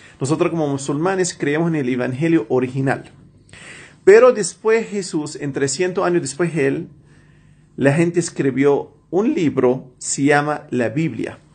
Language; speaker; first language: Spanish; non-native, fluent; Arabic